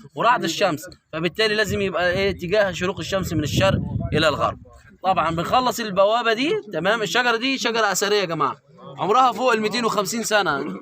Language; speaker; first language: Egyptian Arabic; native; Egyptian Arabic